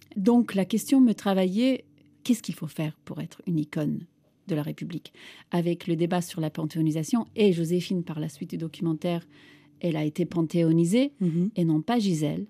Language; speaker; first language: French; non-native, fluent; Turkish